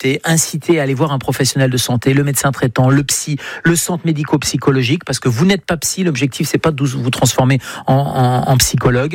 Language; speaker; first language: French; native; French